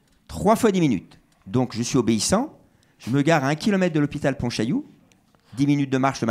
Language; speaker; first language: French; native; French